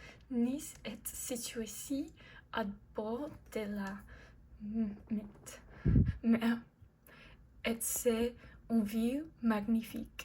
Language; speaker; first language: French; non-native, learner; English